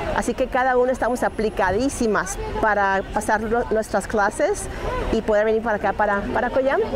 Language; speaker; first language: Spanish; early bilingual, heritage; Spanish